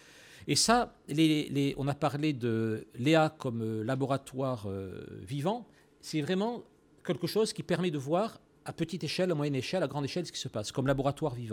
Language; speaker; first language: French; native; French